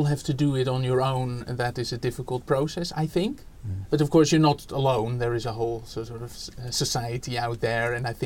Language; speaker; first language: English; non-native, fluent; Dutch